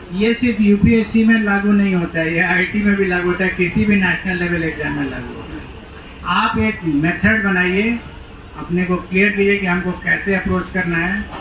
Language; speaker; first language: Hindi; native; Hindi